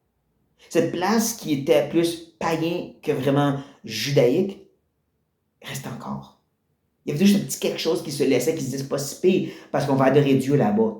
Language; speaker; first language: French; native; French